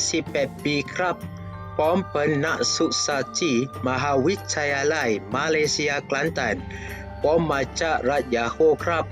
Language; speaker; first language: Thai; non-native, learner; Malay